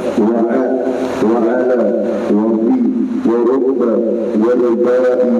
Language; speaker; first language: Arabic; non-native, learner; Indonesian